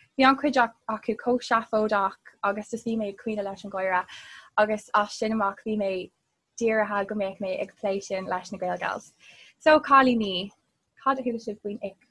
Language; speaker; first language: Irish; non-native, local second language; English